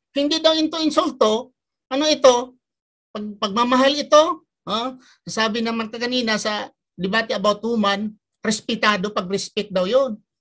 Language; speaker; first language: Filipino; native; Filipino